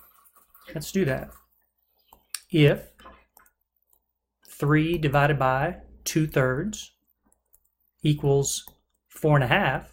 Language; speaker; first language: English; native; English